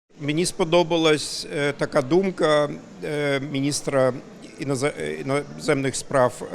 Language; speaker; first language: Ukrainian; non-native, fluent; German